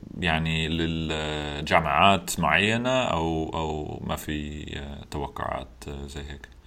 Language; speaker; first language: Arabic; non-native, learner; English